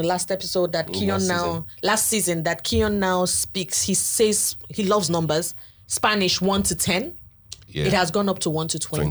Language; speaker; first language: English; non-native, local second language; Igbo